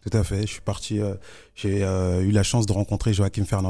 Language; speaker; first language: French; early bilingual, other home language; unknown